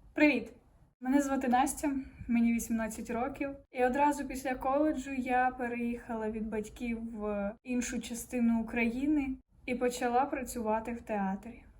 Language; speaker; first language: Ukrainian; native; Ukrainian